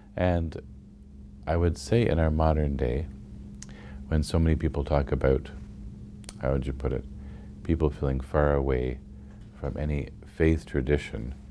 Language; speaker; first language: English; native; English